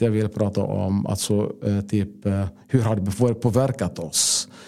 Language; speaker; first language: Swedish; non-native, fluent; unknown